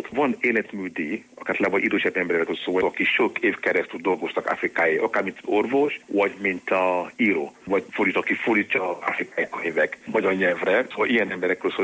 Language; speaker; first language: Hungarian; non-native, learner; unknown